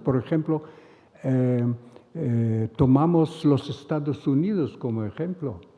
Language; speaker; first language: Spanish; non-native, fluent; Hebrew